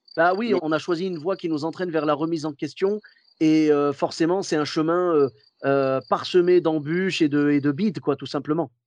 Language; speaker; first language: French; early bilingual, other home language; Arabic